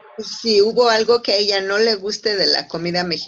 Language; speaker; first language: Spanish; native; Spanish